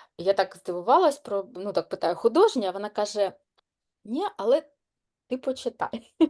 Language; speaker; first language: Ukrainian; native; Ukrainian